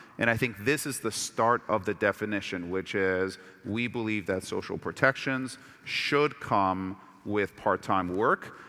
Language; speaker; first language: English; early bilingual, other home language; Persian